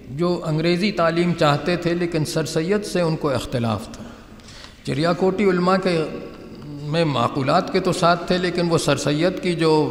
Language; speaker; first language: Urdu; native; Urdu